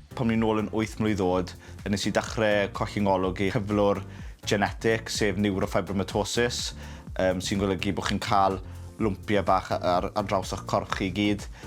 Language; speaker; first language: Welsh; native; Welsh